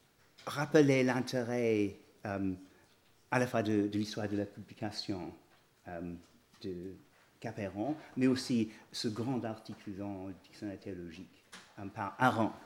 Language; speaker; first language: French; non-native, fluent; English